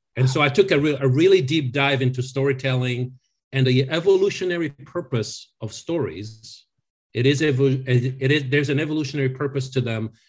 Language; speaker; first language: English; non-native, fluent; French